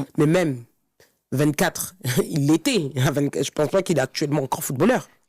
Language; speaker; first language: French; native; French